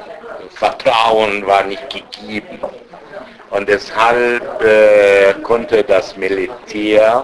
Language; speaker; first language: German; non-native, fluent; Arabic